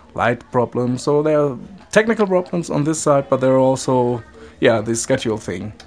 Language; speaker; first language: English; non-native, fluent; German